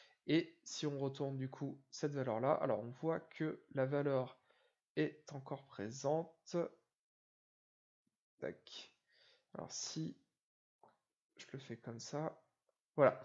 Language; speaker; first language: French; native; French